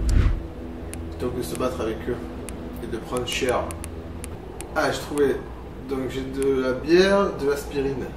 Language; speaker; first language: French; native; French